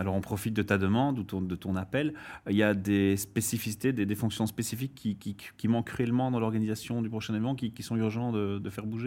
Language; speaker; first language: French; native; French